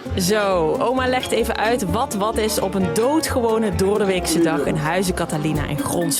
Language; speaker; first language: Dutch; native; Dutch